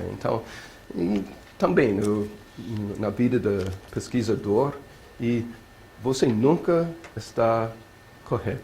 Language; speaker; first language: Portuguese; non-native, learner; English